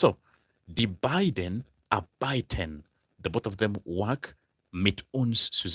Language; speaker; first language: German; non-native, fluent; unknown